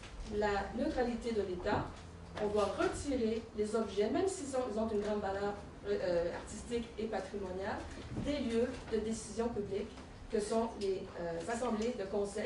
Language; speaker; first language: French; native; French